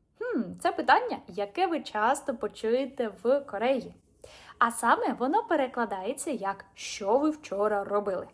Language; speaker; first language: Ukrainian; native; Ukrainian